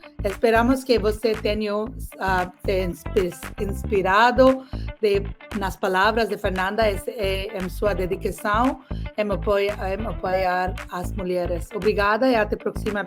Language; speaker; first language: Portuguese; non-native, learner; English